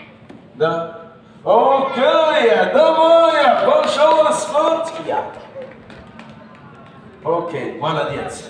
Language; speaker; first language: Russian; non-native, learner; Arabic